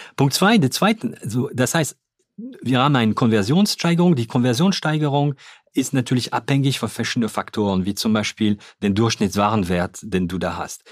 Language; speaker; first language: German; non-native, fluent; French